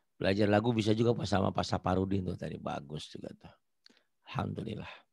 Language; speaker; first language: Indonesian; non-native, local second language; Sundanese